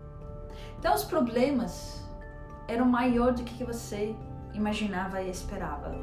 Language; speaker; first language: Portuguese; non-native, fluent; Arabic